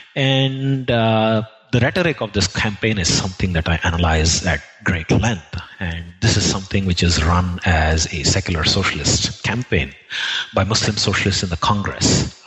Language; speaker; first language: English; non-native, local second language; Telugu